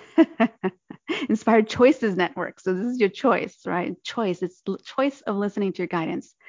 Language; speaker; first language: English; native; English